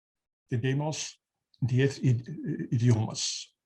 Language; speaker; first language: Spanish; non-native, learner; German